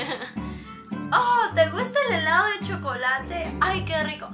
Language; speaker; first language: Spanish; early bilingual, heritage; Spanish